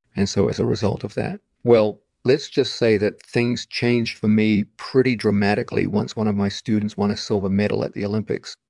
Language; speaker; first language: English; native; English